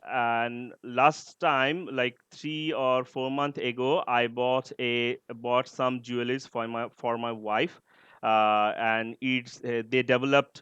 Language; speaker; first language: English; non-native, learner; Bangla